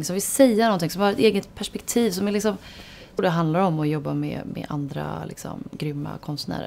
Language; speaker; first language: Swedish; native; Swedish